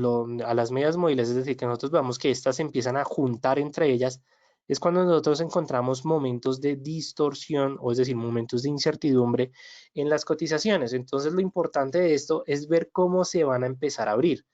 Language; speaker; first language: Spanish; native; Spanish